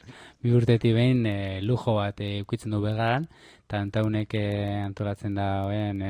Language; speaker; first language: Basque; native; Basque